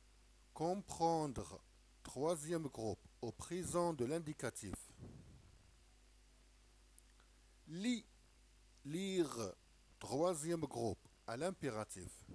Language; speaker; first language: French; non-native, local second language; Arabic